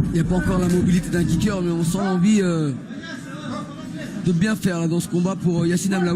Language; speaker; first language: French; native; French